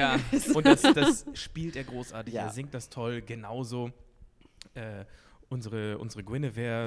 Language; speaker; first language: German; native; German